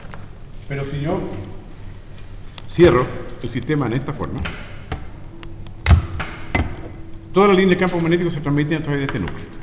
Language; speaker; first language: Spanish; native; Spanish